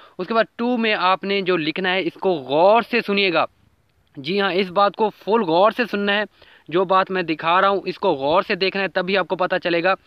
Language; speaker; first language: Urdu; non-native, local second language; Punjabi